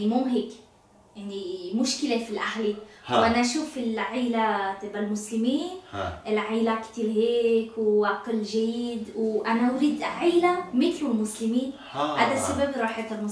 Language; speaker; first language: Arabic; non-native, learner; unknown